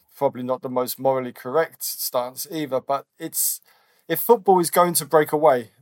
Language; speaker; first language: English; native; English